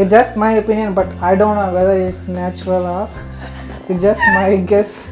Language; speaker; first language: English; non-native, local second language; Tamil